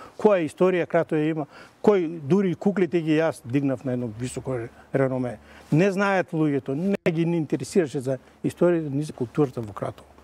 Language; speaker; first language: Macedonian; native; Macedonian